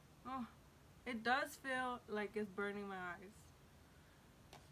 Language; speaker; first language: English; early bilingual, other home language; Spanish